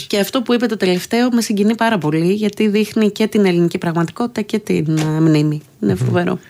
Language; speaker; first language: Greek; native; Greek